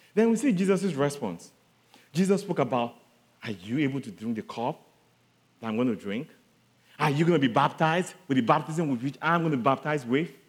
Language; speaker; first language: English; non-native, local second language; Yoruba